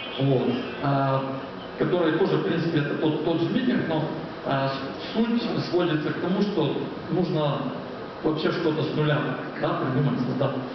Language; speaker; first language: Russian; native; Russian